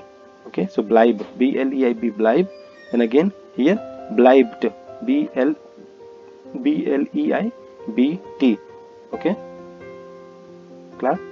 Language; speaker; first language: German; non-native, fluent; Hindi